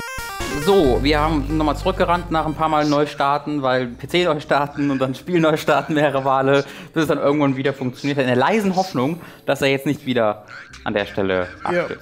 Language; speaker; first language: German; native; German